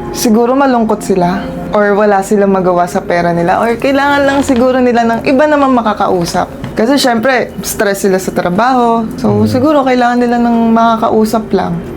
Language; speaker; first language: Filipino; non-native, local second language; Cebuano